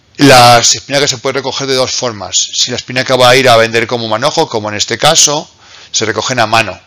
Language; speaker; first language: Spanish; native; Spanish